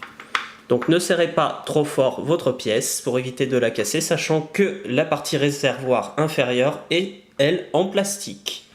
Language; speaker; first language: French; native; French